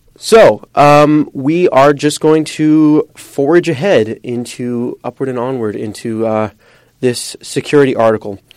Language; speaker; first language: English; native; English